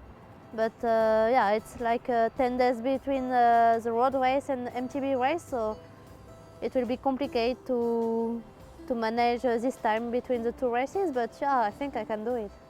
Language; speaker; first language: English; non-native, fluent; French